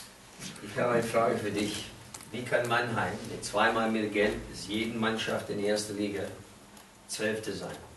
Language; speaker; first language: German; non-native, fluent; English